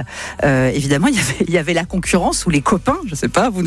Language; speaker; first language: French; native; French